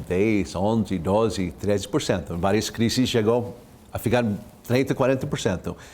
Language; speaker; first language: Portuguese; non-native, fluent; English